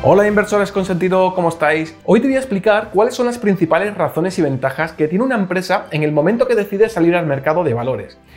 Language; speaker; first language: Spanish; native; Spanish